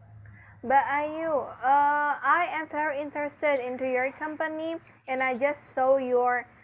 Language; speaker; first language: English; non-native, fluent; Indonesian